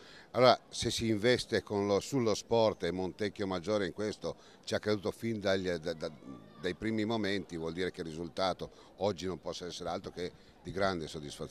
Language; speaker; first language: Italian; native; Italian